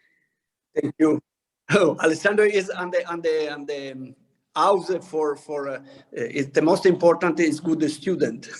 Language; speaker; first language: English; non-native, learner; Italian